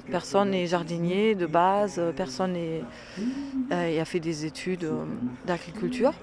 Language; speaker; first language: French; non-native, fluent; German